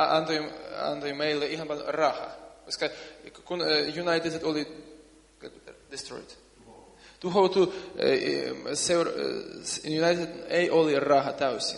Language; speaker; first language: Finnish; non-native, learner; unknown